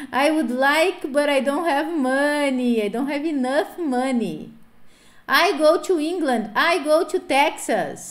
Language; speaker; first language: English; non-native, fluent; Portuguese